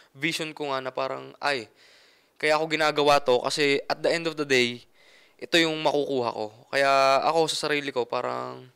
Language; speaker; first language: Filipino; native; Filipino